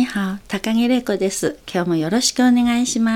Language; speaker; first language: Japanese; non-native, fluent; Chinese